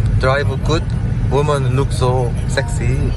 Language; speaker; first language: English; non-native, learner; Korean